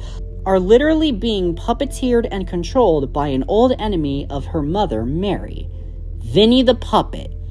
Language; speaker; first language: English; native; English